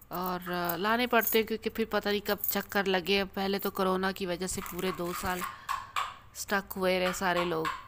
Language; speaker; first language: Urdu; native; Urdu